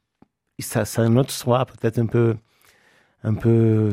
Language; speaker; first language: French; non-native, fluent; Portuguese